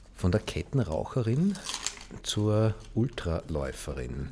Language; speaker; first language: German; native; German